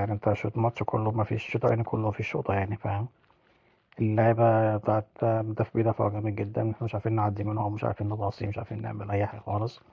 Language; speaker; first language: Arabic; native; Arabic